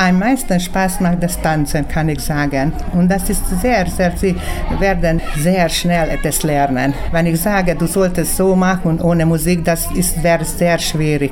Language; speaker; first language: German; early bilingual, heritage; German